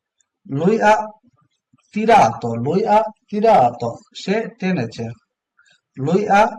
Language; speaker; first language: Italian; non-native, learner; Bangla